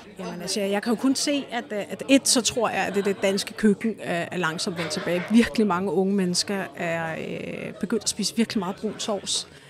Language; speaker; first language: Danish; native; Danish